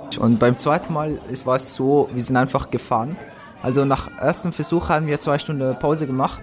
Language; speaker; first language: German; non-native, fluent; Persian